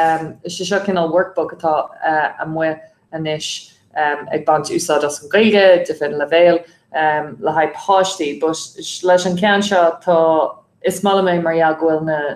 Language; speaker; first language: Irish; non-native, fluent; English